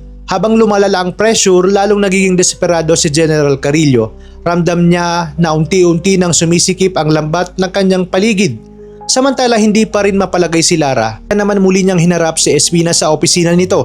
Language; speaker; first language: Filipino; native; Filipino